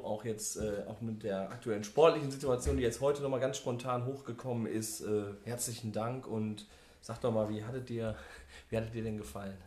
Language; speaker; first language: German; native; German